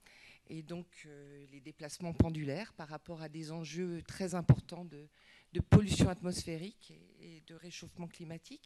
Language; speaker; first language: French; native; French